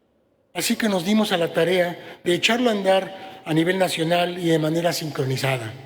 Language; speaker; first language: Spanish; native; Spanish